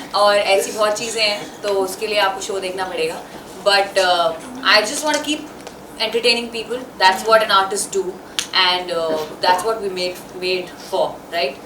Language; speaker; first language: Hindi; native; Hindi